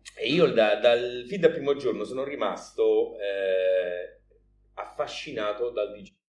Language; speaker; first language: Italian; native; Italian